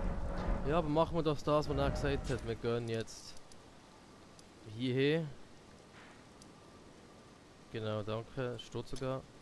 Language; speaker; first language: German; native; German